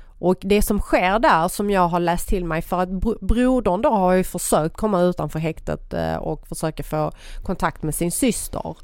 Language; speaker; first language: Swedish; early bilingual, other home language; Persian